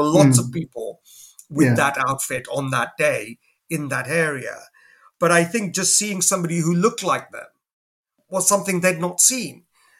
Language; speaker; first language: English; native; English